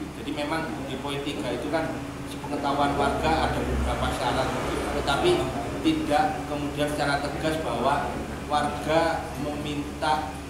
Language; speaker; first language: Indonesian; native; Indonesian